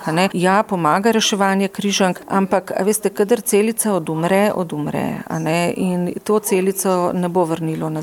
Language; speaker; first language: Slovenian; native; Slovenian